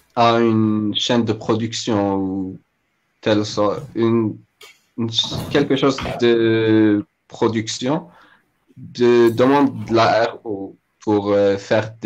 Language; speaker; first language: French; non-native, local second language; Arabic